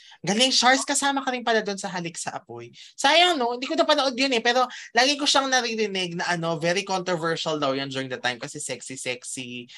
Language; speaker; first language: Filipino; native; Filipino